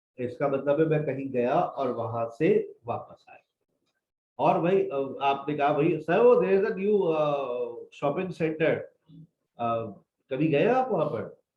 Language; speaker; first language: Urdu; native; Urdu